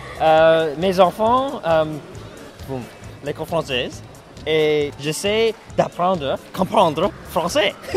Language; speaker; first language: French; non-native, learner; Cantonese